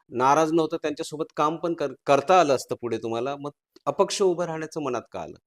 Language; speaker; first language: Marathi; native; Marathi